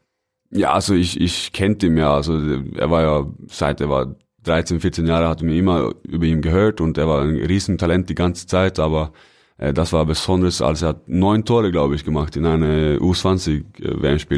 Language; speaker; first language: German; non-native, fluent; Norwegian